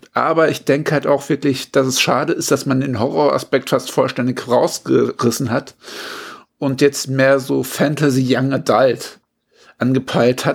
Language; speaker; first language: German; native; German